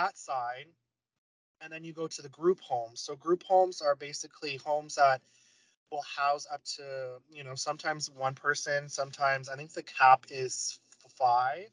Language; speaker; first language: English; native; English